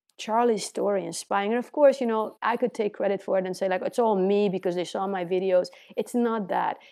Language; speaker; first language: English; non-native, fluent; Romanian